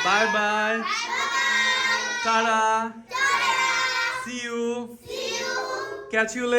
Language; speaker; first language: English; non-native, fluent; Bangla